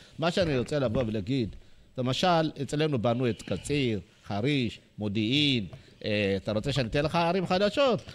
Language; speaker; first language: Hebrew; non-native, fluent; Amharic